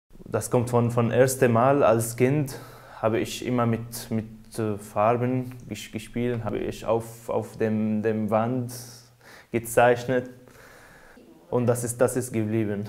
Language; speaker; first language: German; non-native, learner; Arabic